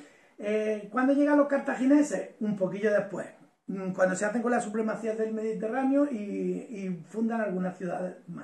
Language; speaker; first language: Spanish; native; Spanish